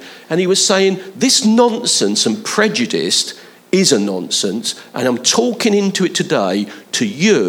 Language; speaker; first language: English; native; English